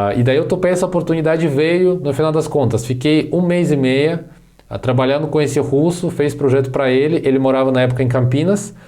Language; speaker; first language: Portuguese; non-native, fluent; Russian